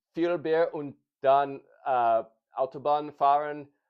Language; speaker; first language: German; non-native, learner; English